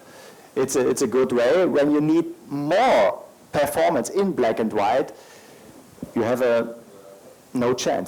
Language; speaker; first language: English; non-native, learner; German